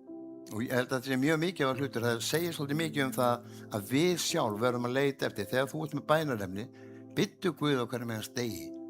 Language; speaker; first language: Icelandic; native; Icelandic